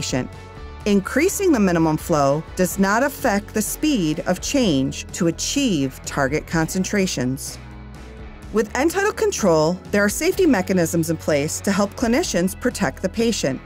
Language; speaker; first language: English; native; English